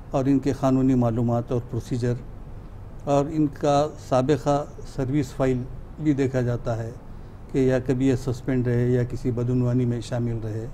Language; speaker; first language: Hindi; non-native, local second language; Urdu